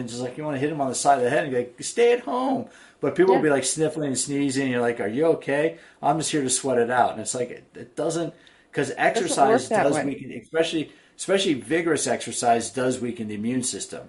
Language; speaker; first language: English; native; English